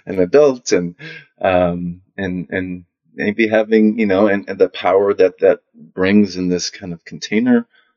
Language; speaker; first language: English; native; English